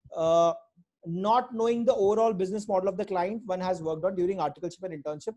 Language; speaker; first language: English; non-native, local second language; Hindi